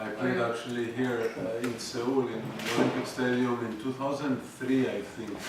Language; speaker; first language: English; non-native, fluent; Greek